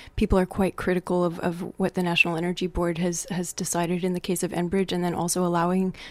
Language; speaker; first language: English; native; English